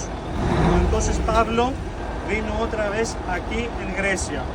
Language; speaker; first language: Spanish; non-native, fluent; Greek